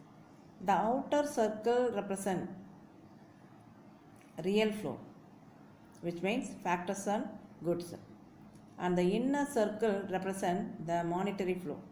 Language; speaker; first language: English; non-native, local second language; Tamil